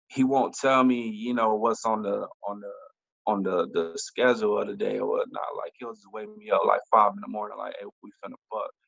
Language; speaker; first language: English; native; English